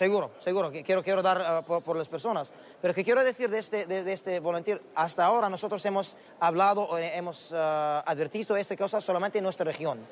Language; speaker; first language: Spanish; non-native, learner; Arabic